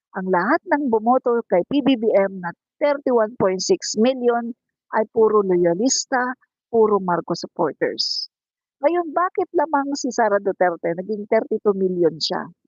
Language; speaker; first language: Filipino; non-native, local second language; Cebuano